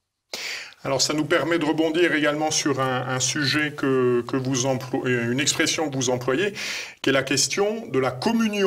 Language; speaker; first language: French; native; French